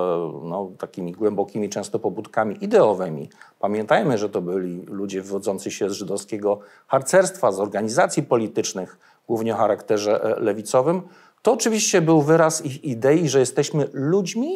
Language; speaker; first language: Polish; native; Polish